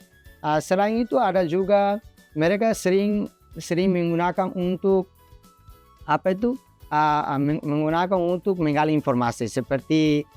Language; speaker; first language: Indonesian; non-native, fluent; Tetum